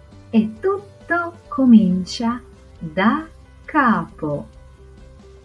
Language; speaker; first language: Italian; non-native, fluent; Croatian